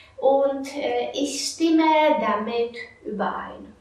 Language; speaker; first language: German; non-native, fluent; Polish